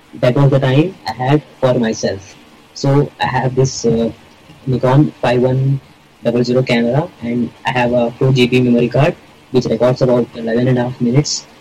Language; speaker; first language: English; non-native, local second language; Kannada